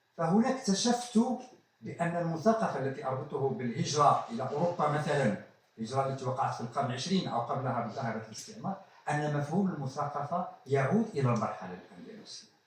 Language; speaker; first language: Arabic; native; Arabic